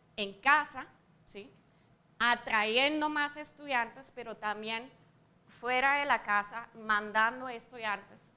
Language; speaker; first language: Spanish; non-native, fluent; German